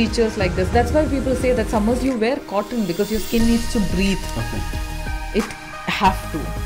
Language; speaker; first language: English; non-native, local second language; Malayalam